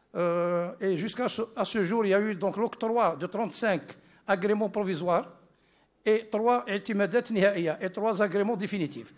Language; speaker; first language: French; non-native, local second language; Arabic